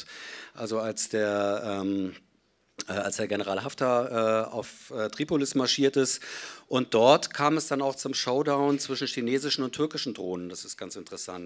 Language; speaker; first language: German; native; German